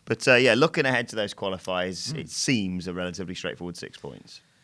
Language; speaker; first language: English; native; English